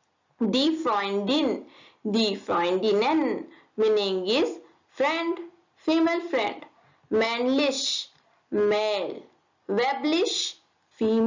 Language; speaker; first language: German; non-native, learner; Hindi